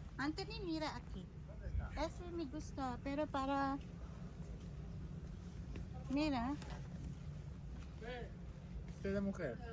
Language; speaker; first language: Spanish; non-native, learner; Filipino